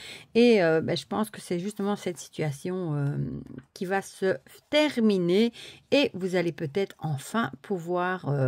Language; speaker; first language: French; native; French